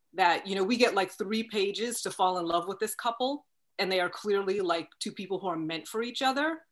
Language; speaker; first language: English; native; English